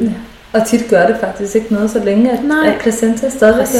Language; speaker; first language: Danish; native; Danish